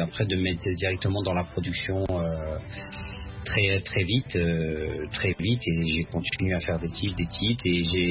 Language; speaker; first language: French; early bilingual, other home language; Arabic